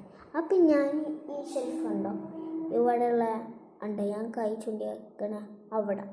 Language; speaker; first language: Malayalam; native; Malayalam